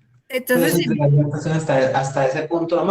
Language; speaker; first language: Spanish; native; Spanish